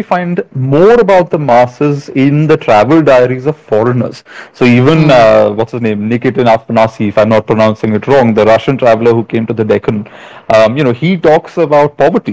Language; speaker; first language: English; non-native, local second language; Malayalam